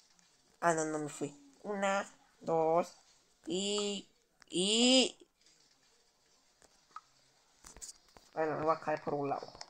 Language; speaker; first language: Spanish; native; Spanish